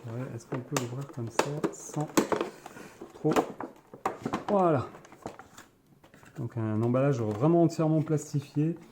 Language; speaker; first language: French; native; French